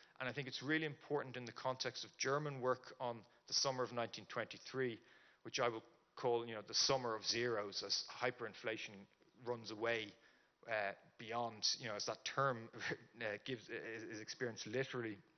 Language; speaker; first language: English; native; English